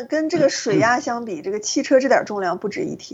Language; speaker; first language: Chinese; native; Chinese